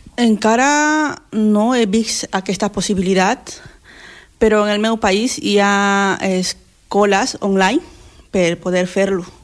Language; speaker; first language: Catalan; non-native, learner; Spanish